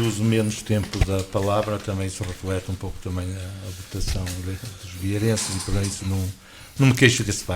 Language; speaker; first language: Portuguese; native; Portuguese